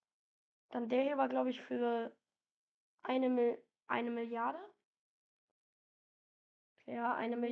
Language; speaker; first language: German; native; German